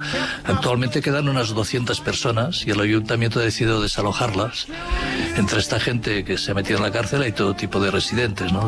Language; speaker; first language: Spanish; native; Spanish